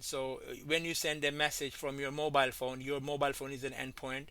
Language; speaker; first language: English; non-native, fluent; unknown